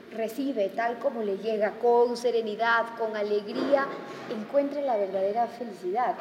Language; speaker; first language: Spanish; native; Spanish